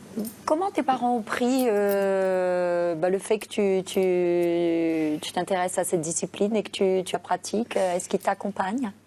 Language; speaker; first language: French; native; French